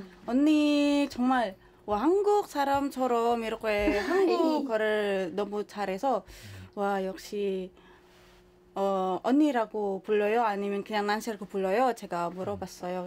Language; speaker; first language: Korean; non-native, fluent; Indonesian